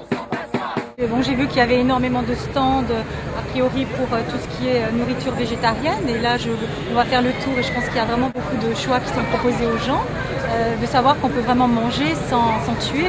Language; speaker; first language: French; native; French